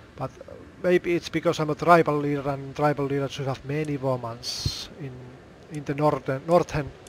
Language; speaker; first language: English; non-native, fluent; Finnish